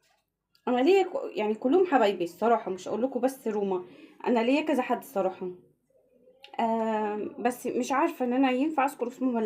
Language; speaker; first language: Arabic; native; Arabic